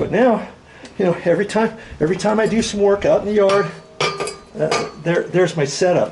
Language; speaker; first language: English; native; English